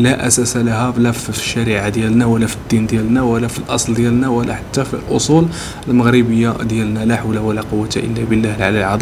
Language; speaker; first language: Arabic; native; Arabic